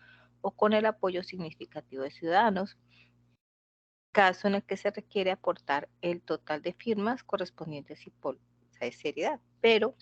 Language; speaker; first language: Spanish; native; Spanish